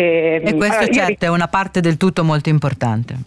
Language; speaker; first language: Italian; native; Italian